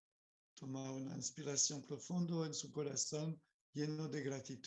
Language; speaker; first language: Spanish; non-native, learner; French